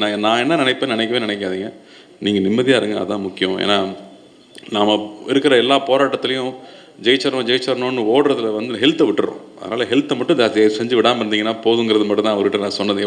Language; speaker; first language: Tamil; native; Tamil